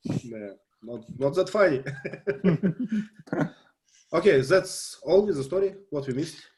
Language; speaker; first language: English; non-native, fluent; Russian